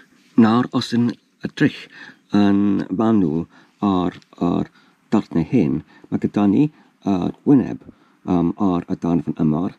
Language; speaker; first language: Welsh; non-native, learner; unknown